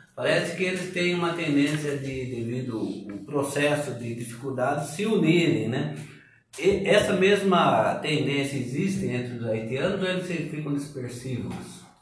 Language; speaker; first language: Portuguese; native; Portuguese